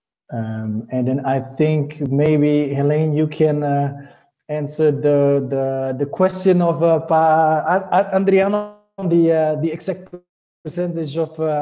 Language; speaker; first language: English; non-native, fluent; Dutch